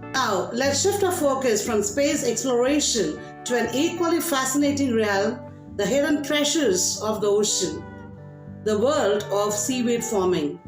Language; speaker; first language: English; non-native, local second language; Tamil